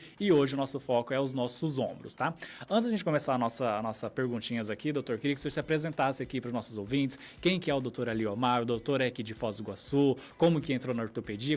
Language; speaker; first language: Portuguese; native; Portuguese